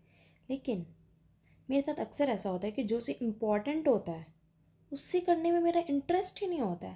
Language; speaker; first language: Hindi; native; Hindi